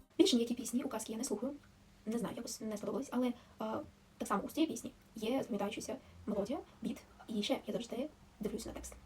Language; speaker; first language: Ukrainian; non-native, local second language; Russian